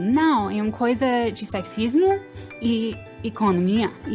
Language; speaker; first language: Portuguese; non-native, fluent; English